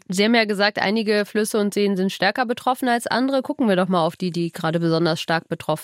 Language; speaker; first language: German; native; German